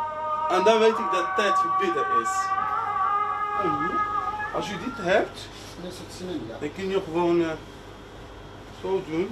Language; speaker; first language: Dutch; non-native, learner; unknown